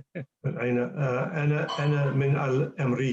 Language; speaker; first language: Arabic; non-native, learner; English